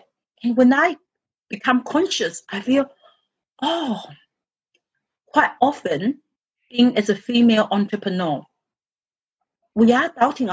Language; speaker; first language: English; non-native, fluent; Chinese